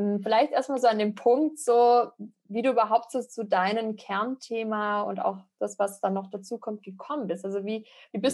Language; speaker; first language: German; native; German